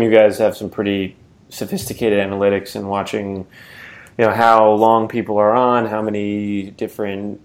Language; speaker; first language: English; native; English